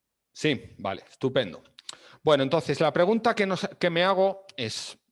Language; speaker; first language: Spanish; native; Spanish